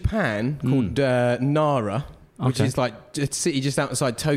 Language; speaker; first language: English; native; English